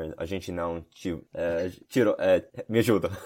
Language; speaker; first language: Portuguese; non-native, learner; English